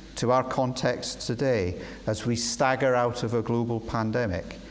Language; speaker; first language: English; native; English